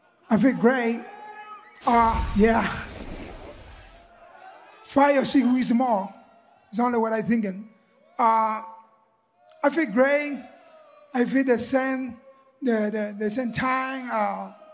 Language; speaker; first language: English; non-native, learner; Spanish